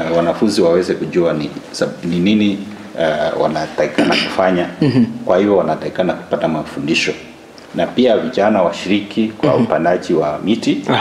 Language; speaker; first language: Swahili; non-native, local second language; Gusii